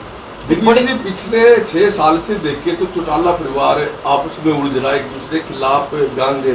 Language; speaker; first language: Hindi; native; Hindi